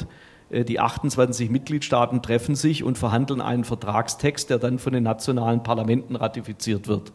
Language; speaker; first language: German; native; German